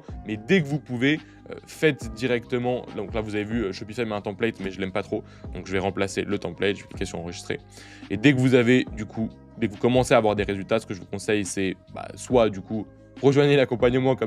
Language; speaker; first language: French; native; French